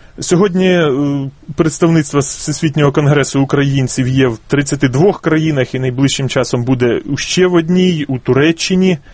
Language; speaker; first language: Ukrainian; native; Ukrainian